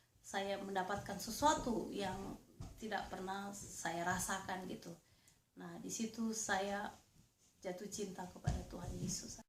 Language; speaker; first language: Indonesian; native; Indonesian